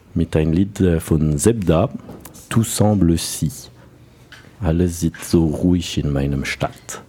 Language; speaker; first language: German; non-native, learner; French